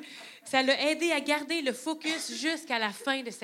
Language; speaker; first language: French; native; French